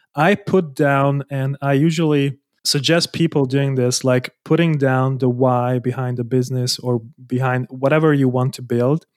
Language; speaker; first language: English; non-native, fluent; Hungarian